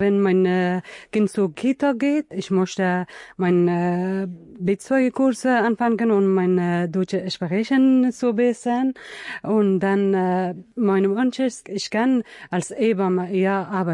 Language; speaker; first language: German; non-native, learner; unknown